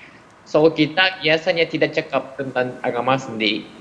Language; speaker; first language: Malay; non-native, fluent; Japanese